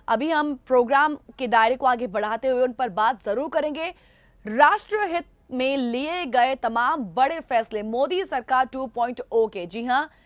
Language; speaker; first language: Hindi; native; Hindi